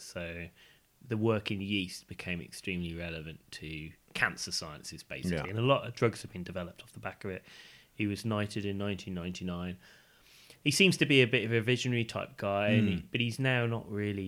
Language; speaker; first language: English; native; English